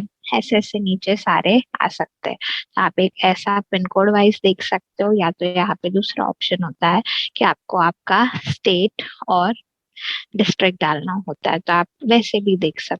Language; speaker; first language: Hindi; native; Hindi